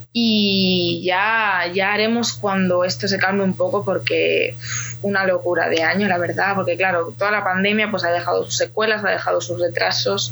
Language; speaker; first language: Spanish; early bilingual, other home language; Ukrainian